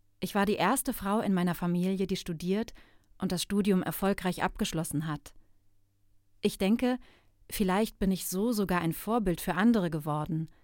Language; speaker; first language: German; non-native, fluent; Turkish